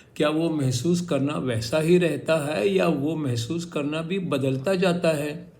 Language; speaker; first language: Hindi; non-native, local second language; Marathi